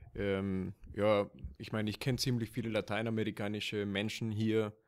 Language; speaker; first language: German; non-native, fluent; Spanish